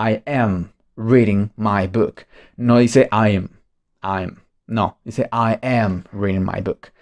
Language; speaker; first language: English; non-native, fluent; Spanish